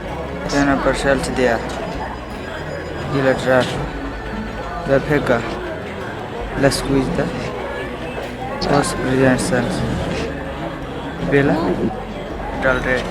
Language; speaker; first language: Catalan; non-native, learner; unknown